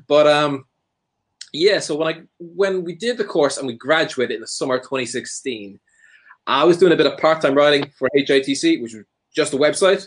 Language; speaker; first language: English; native; English